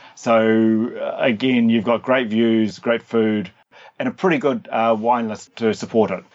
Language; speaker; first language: English; native; English